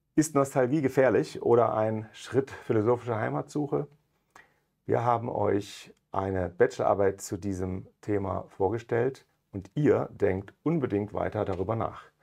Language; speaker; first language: German; native; German